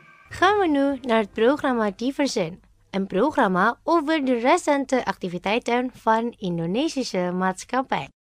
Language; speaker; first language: Dutch; non-native, local second language; Indonesian